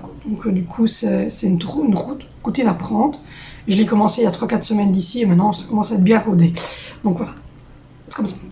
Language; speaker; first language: French; native; French